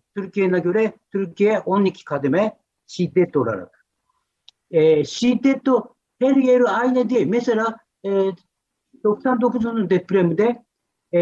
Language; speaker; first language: Turkish; non-native, fluent; Japanese